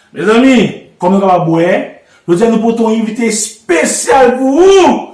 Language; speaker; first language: Haitian Creole; native; Haitian Creole